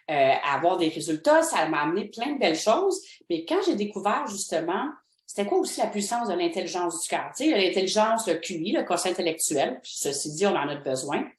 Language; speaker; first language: French; native; French